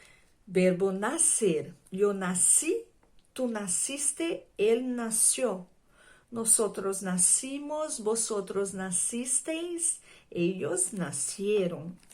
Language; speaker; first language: Spanish; non-native, fluent; Portuguese